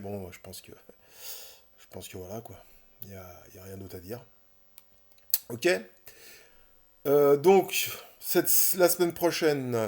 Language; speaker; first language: French; native; French